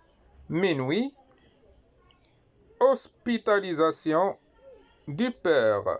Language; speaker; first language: French; non-native, local second language; Arabic